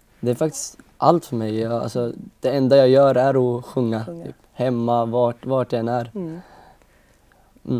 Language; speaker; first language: Swedish; early bilingual, other home language; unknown